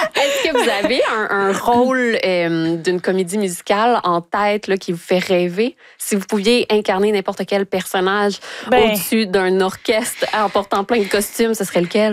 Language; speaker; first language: French; native; French